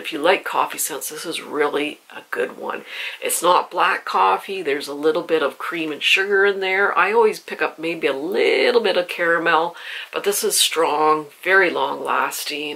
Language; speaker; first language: English; native; English